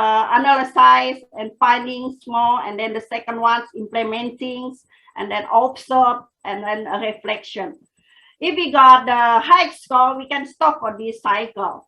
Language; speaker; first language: English; non-native, fluent; Indonesian